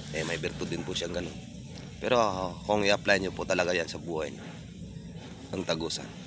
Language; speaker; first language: Filipino; non-native, local second language; Cebuano